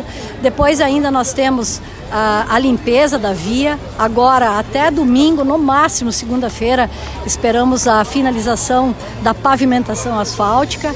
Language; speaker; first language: Portuguese; native; Portuguese